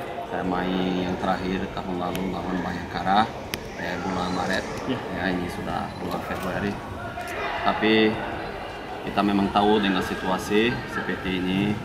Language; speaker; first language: Indonesian; non-native, fluent; Portuguese